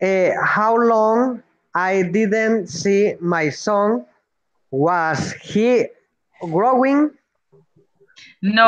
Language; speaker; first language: English; non-native, learner; Spanish